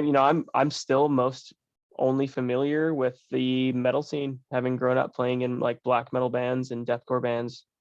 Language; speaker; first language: English; native; English